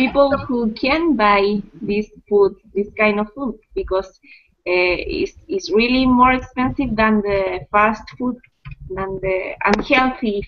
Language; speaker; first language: English; non-native, learner; Spanish